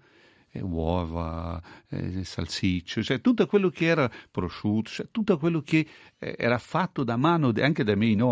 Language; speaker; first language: Italian; non-native, fluent; Portuguese